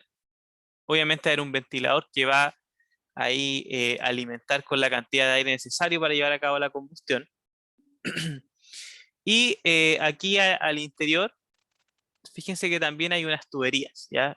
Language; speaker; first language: Spanish; native; Spanish